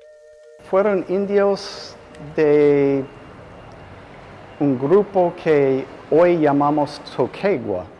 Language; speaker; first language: Spanish; non-native, fluent; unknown